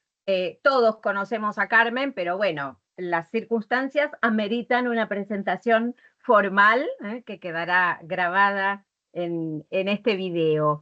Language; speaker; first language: Spanish; native; Spanish